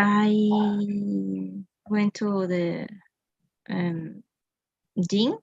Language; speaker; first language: English; non-native, learner; Spanish